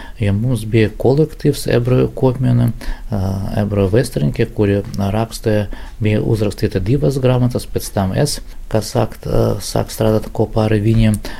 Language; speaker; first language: Latvian; non-native, local second language; Russian